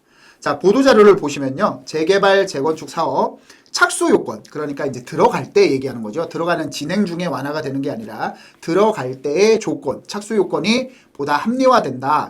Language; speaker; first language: Korean; native; Korean